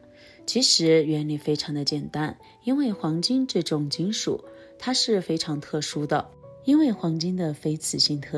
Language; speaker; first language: Chinese; native; Chinese